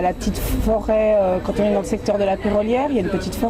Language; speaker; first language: French; native; French